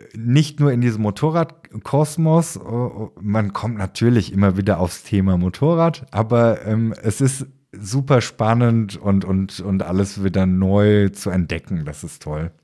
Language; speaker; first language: German; native; German